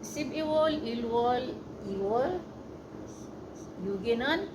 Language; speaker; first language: Korean; non-native, learner; Cebuano